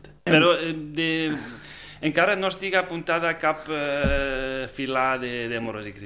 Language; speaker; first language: Catalan; non-native, fluent; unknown